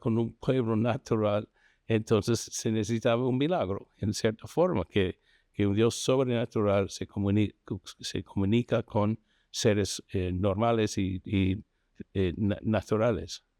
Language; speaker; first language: Spanish; non-native, fluent; English